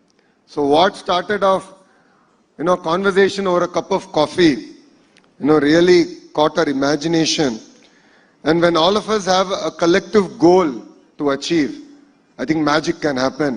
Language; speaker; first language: English; non-native, local second language; Telugu